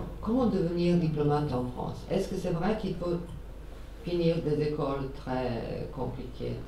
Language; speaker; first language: French; non-native, fluent; Serbian